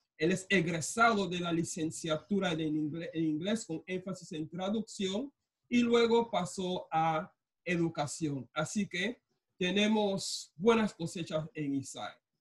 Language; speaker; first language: Spanish; non-native, local second language; English